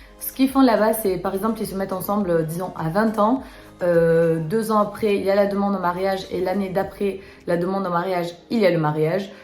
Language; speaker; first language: French; early bilingual, other home language; Romanian